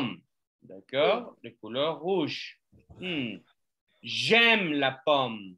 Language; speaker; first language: French; non-native, fluent; Spanish